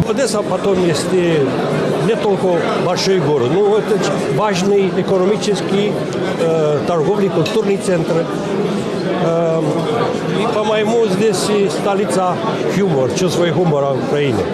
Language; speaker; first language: Russian; non-native, learner; Romanian